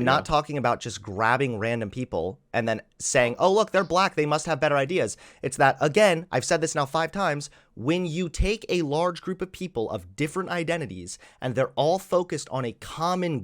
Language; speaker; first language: English; native; English